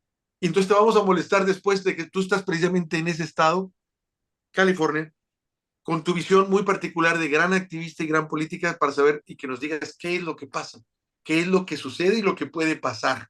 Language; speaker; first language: Spanish; native; Spanish